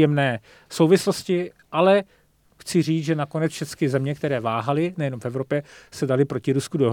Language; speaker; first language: Czech; native; Czech